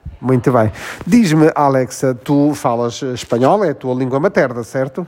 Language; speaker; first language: Portuguese; native; Portuguese